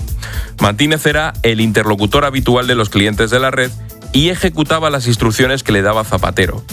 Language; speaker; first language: Spanish; native; Spanish